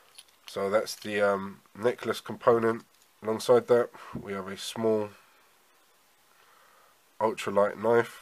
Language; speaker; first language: English; native; English